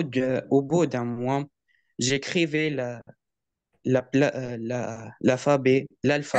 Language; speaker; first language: French; non-native, learner; Arabic